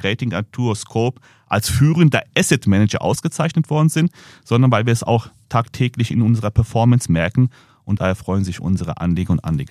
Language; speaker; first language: German; native; German